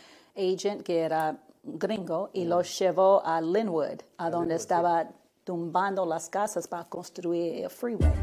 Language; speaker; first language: Spanish; early bilingual, heritage; Spanish